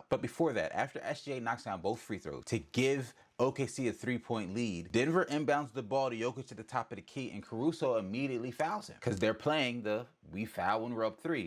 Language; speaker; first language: English; native; English